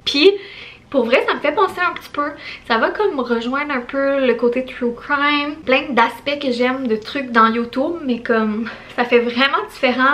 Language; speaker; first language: French; native; French